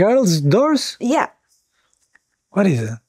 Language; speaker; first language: English; non-native, fluent; Spanish